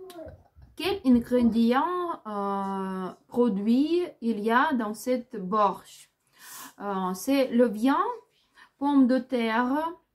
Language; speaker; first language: French; non-native, learner; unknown